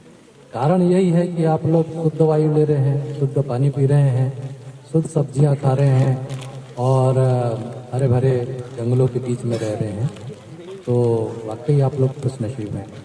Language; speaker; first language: Hindi; native; Hindi